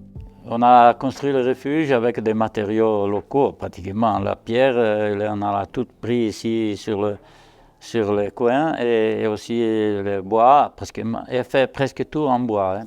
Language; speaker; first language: French; non-native, local second language; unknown